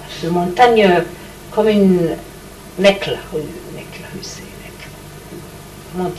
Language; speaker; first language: French; non-native, learner; Hebrew